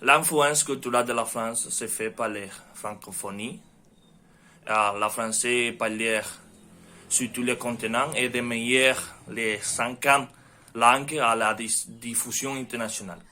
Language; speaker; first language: French; non-native, learner; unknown